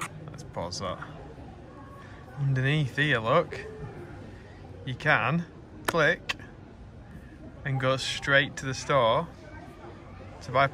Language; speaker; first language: English; native; English